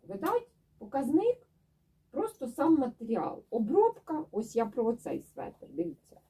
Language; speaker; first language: Ukrainian; native; Ukrainian